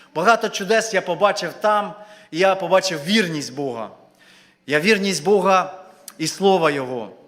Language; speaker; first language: Ukrainian; native; Ukrainian